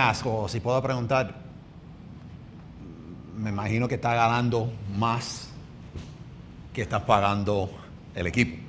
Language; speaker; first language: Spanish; early bilingual, heritage; English